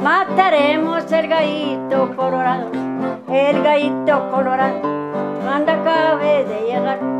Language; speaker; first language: Spanish; native; Spanish